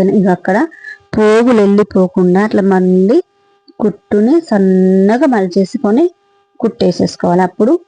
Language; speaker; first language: Telugu; non-native, local second language; Marathi